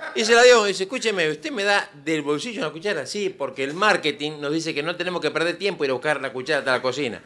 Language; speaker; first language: Spanish; native; Spanish